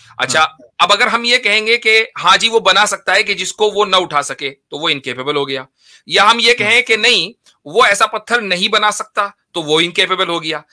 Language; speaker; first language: Hindi; native; Hindi